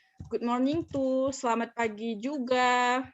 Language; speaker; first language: Indonesian; native; Indonesian